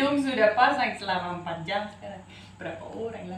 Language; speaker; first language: Indonesian; non-native, fluent; Dutch